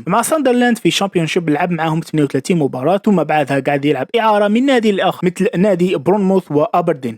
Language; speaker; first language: Arabic; native; Arabic